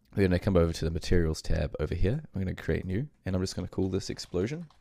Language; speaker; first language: English; native; English